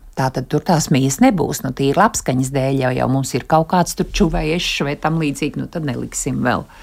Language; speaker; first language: Latvian; native; Latvian